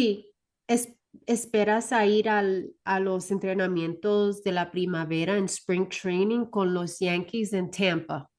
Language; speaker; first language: Spanish; early bilingual, heritage; Spanish